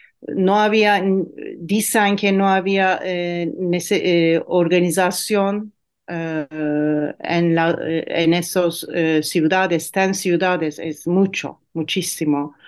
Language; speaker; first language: Spanish; non-native, fluent; Turkish